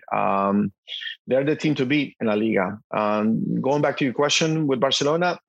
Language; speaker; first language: English; non-native, fluent; Spanish